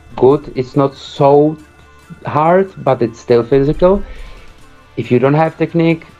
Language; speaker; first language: English; early bilingual, other home language; Czech